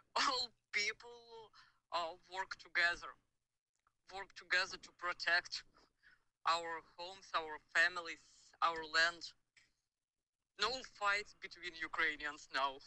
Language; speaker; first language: English; non-native, learner; Ukrainian